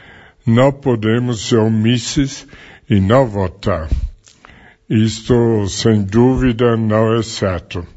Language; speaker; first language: Portuguese; non-native, fluent; German